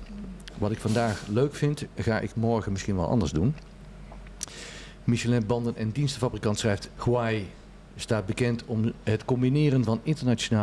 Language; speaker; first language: Dutch; native; Dutch